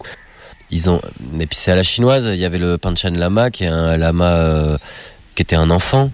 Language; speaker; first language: French; native; French